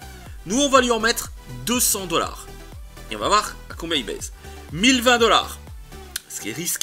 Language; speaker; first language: French; native; French